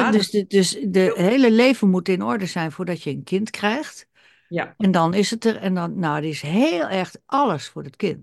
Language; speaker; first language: Dutch; native; Dutch